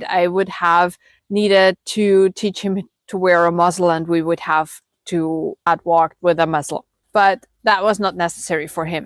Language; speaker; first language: English; non-native, fluent; German